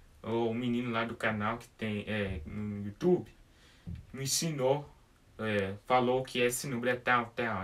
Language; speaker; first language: Portuguese; early bilingual, heritage; English